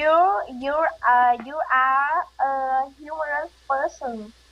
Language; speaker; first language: English; non-native, learner; Vietnamese